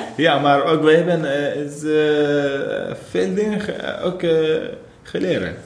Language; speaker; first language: Dutch; non-native, fluent; Arabic